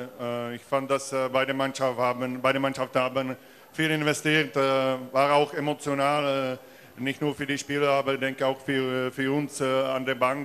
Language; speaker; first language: German; non-native, fluent; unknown